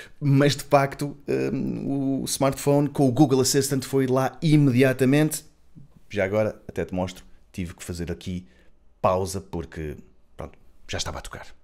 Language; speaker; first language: Portuguese; native; Portuguese